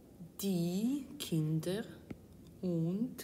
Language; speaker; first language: German; non-native, fluent; Ukrainian